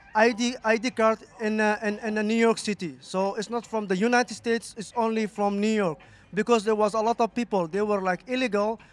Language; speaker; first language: English; non-native, fluent; Somali